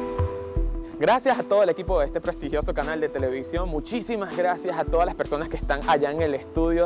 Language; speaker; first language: Spanish; native; Spanish